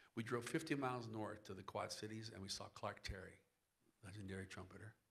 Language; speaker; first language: English; native; English